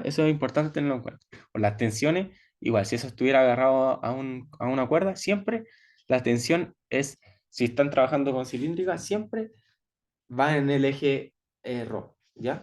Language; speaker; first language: Spanish; native; Spanish